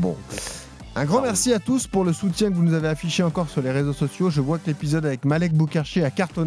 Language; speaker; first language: French; native; French